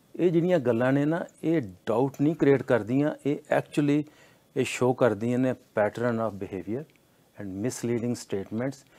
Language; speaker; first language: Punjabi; native; Punjabi